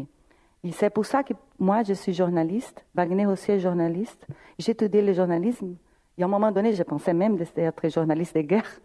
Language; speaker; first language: French; non-native, fluent; Portuguese